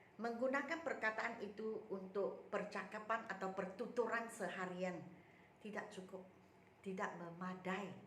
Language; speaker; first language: Malay; non-native, local second language; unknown